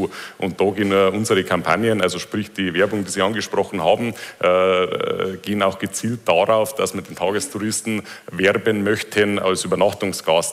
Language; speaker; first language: German; native; German